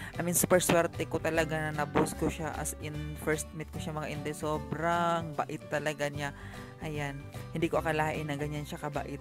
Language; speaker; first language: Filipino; non-native, local second language; Cebuano